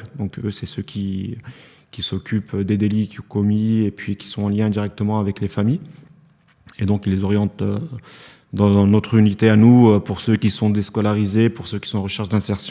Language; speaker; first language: French; native; French